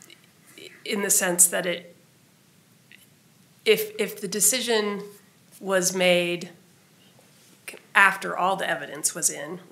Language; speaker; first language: English; native; English